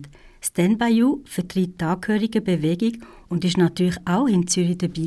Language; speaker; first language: German; native; German